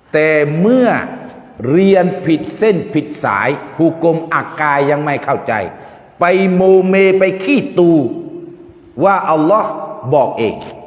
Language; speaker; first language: Thai; non-native, local second language; Malay